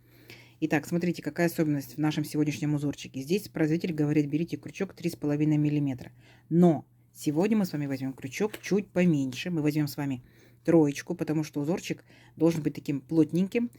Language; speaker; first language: Russian; native; Russian